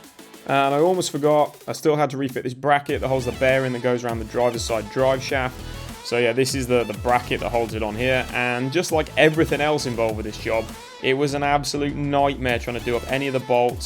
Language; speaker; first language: English; native; English